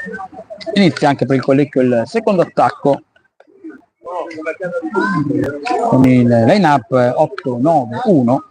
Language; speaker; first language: Italian; native; Italian